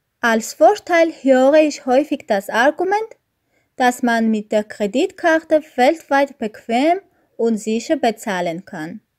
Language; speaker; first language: German; non-native, learner; Armenian